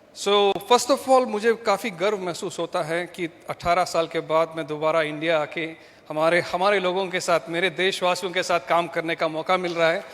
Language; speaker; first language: Hindi; non-native, local second language; Malayalam